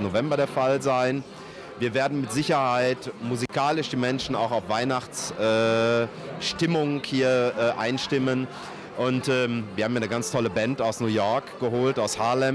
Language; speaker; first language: German; native; German